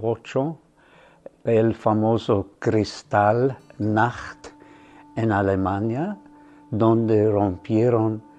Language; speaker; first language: Spanish; non-native, fluent; German